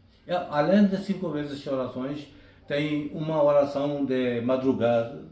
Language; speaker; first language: Portuguese; non-native, fluent; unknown